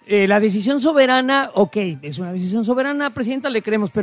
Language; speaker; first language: Spanish; native; Spanish